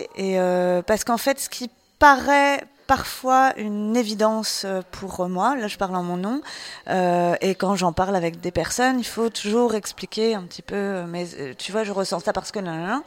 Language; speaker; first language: French; native; French